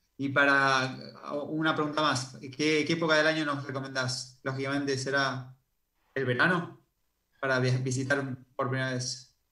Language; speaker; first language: Spanish; native; Spanish